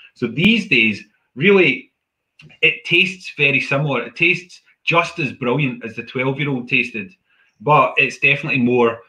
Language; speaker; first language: English; native; English